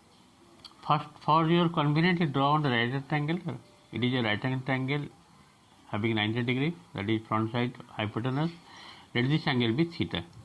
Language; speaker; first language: English; non-native, local second language; Bangla